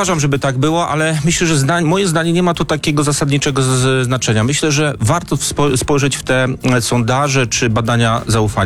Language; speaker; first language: Polish; native; Polish